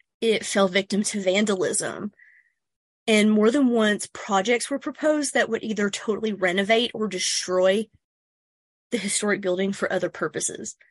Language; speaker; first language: English; native; English